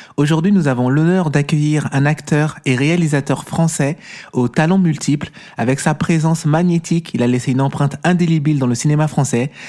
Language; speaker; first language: French; native; French